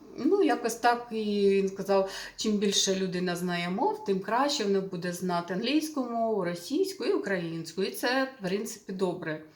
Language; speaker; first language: Ukrainian; native; Ukrainian